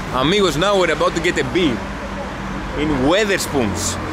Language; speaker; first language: English; non-native, fluent; Greek